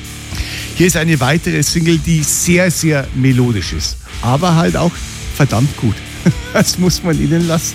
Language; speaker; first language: German; native; German